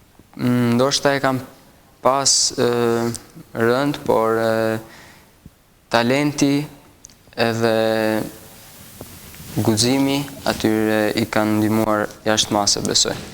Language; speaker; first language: Albanian; early bilingual, heritage; Albanian